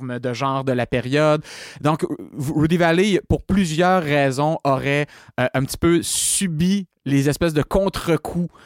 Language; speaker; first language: French; native; French